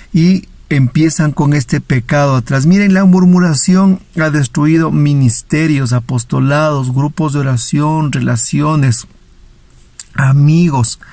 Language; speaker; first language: Spanish; native; Spanish